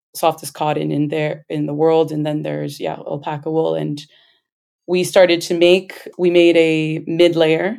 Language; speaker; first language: English; native; English